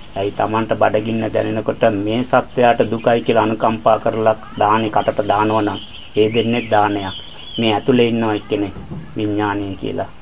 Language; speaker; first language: Sinhala; non-native, fluent; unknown